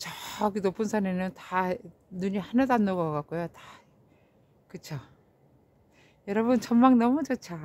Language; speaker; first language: Korean; native; Korean